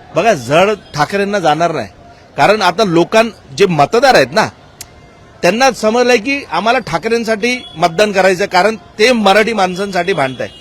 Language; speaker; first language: Marathi; non-native, local second language; Gujarati